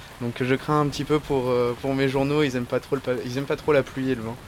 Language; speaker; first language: French; native; French